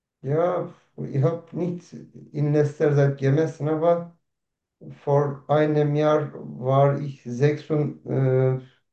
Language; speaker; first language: German; non-native, learner; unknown